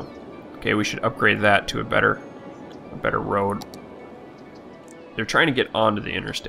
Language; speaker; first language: English; native; English